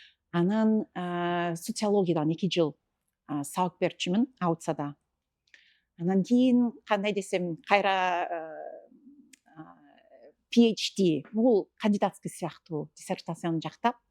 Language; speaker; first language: Kyrgyz; non-native, fluent; English